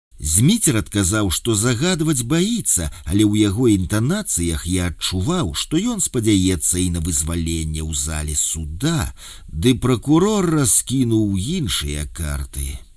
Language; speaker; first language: Belarusian; native; Belarusian